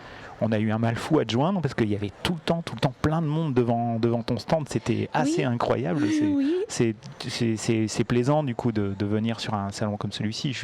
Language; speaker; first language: French; native; French